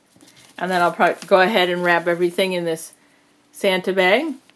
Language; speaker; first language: English; native; English